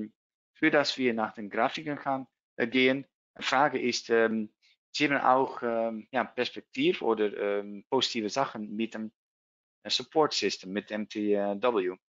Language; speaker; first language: German; non-native, learner; Dutch